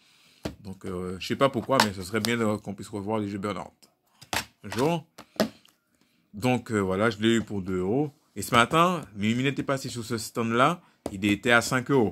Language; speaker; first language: French; native; French